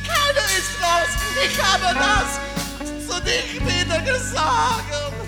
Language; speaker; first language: German; non-native, learner; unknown